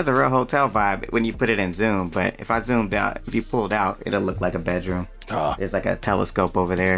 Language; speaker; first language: English; native; English